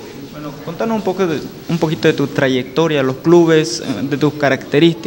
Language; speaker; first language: Spanish; non-native, local second language; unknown